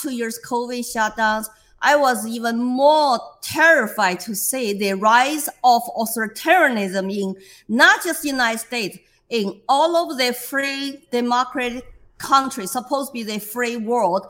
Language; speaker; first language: English; non-native, fluent; Chinese